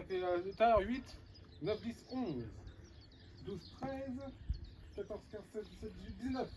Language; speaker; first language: French; native; French